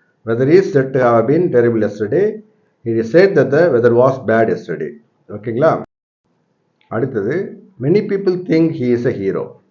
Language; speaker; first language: English; non-native, local second language; Tamil